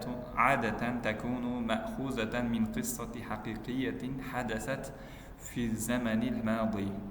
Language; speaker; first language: Arabic; non-native, fluent; Uzbek